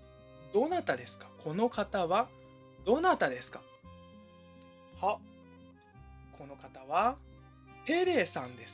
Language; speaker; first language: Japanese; non-native, fluent; Chinese